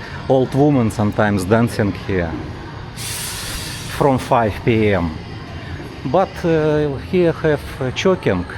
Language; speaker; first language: English; non-native, learner; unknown